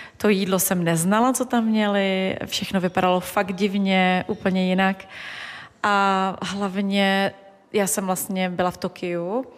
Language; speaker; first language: Czech; native; Czech